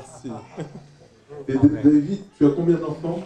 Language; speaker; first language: French; native; French